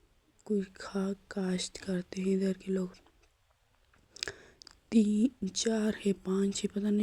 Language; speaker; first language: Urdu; non-native, local second language; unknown